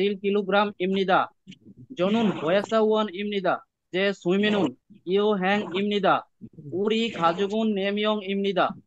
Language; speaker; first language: Korean; non-native, learner; Bangla